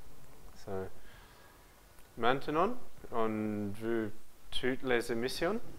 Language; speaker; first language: French; non-native, learner; English